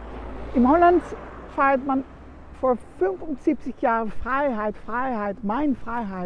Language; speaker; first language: German; non-native, learner; Dutch